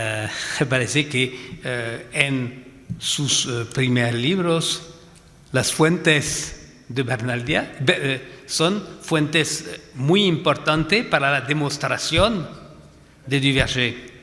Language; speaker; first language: Spanish; non-native, fluent; French